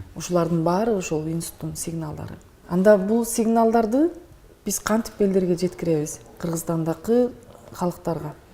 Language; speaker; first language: Kyrgyz; native; Kyrgyz